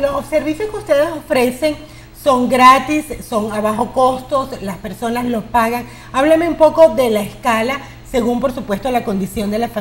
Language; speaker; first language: Spanish; native; Spanish